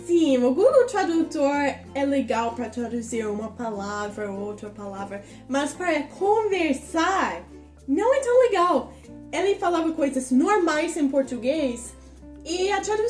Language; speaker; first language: Portuguese; non-native, fluent; English